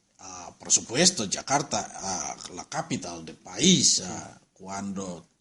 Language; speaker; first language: Spanish; non-native, learner; Indonesian